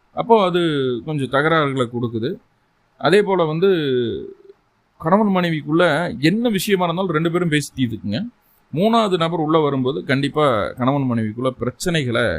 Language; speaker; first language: Tamil; native; Tamil